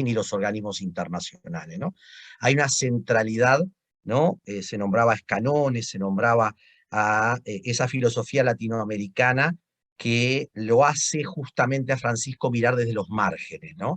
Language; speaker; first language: Spanish; native; Spanish